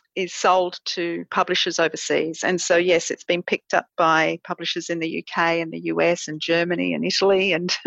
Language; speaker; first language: English; native; English